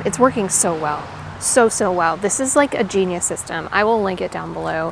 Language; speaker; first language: English; native; English